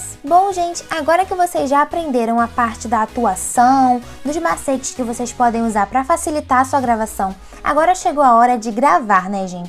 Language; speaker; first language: Portuguese; native; Portuguese